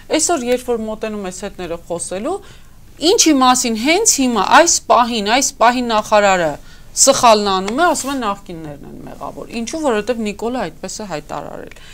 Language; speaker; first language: Armenian; native; Armenian